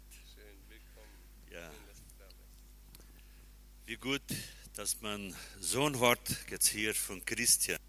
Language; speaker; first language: German; early bilingual, heritage; German